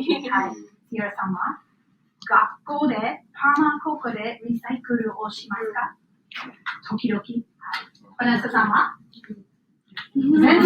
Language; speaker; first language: Japanese; non-native, fluent; English